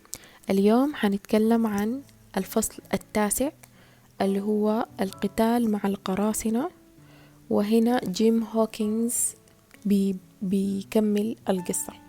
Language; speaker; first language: Arabic; native; Arabic